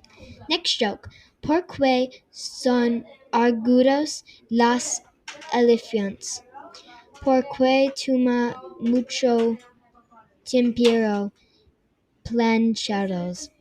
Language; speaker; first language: Spanish; non-native, learner; English